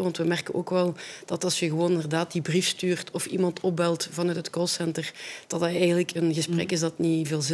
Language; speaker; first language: Dutch; native; Dutch